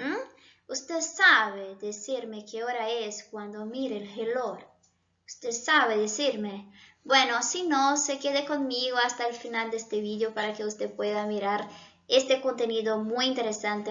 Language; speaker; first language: Spanish; non-native, fluent; Portuguese